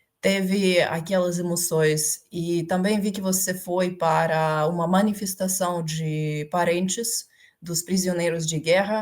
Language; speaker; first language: Portuguese; non-native, fluent; Ukrainian